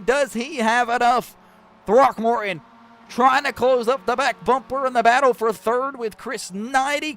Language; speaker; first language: English; native; English